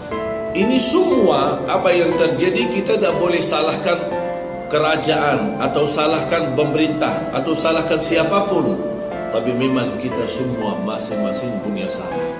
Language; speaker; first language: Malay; non-native, fluent; Arabic